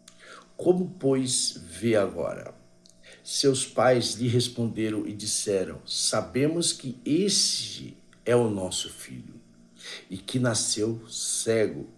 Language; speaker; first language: Portuguese; native; Portuguese